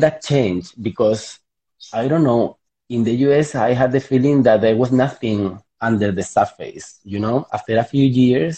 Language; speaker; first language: English; non-native, fluent; Spanish